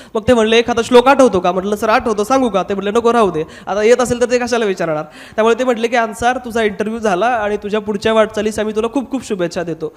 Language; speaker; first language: Marathi; non-native, local second language; Hindi